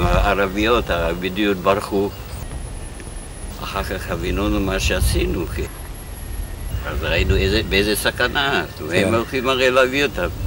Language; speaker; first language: Hebrew; non-native, fluent; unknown